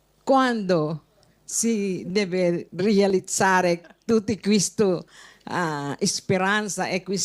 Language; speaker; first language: Italian; non-native, learner; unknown